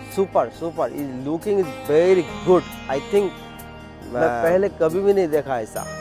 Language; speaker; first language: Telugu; non-native, learner; Bangla